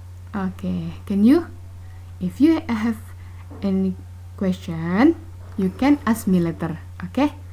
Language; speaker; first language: English; non-native, learner; Indonesian